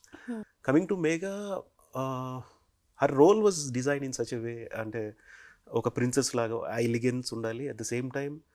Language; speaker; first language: Telugu; native; Telugu